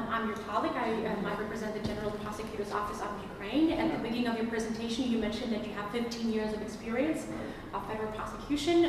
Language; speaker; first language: English; non-native, fluent; Ukrainian